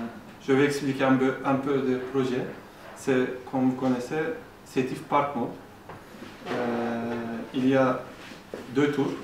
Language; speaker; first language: French; non-native, learner; Turkish